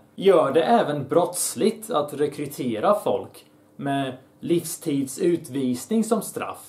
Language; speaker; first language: Swedish; early bilingual, other home language; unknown